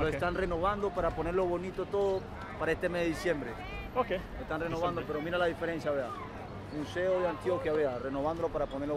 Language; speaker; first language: Spanish; native; Spanish